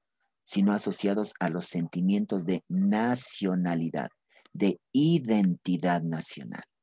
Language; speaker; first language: Spanish; native; Spanish